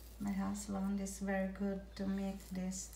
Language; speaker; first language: English; non-native, local second language; Filipino